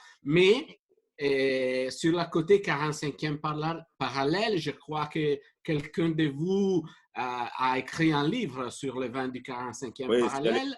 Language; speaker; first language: French; non-native, fluent; Italian